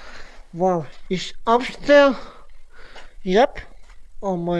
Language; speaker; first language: English; non-native, learner; Croatian